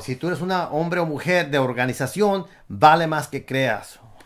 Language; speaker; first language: Spanish; early bilingual, other home language; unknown